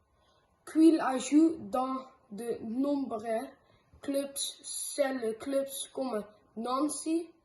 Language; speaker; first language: French; non-native, learner; Dutch